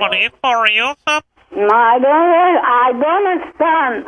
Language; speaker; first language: English; non-native, learner; Spanish